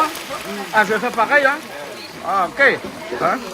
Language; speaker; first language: French; native; French